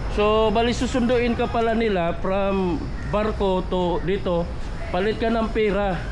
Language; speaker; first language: Filipino; non-native, local second language; Cebuano